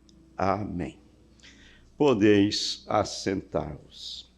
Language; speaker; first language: Portuguese; native; Portuguese